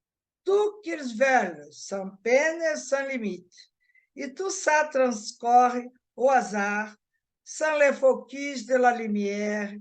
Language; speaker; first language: French; non-native, learner; Portuguese